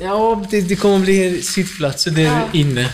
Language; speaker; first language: Swedish; non-native, fluent; Kurdish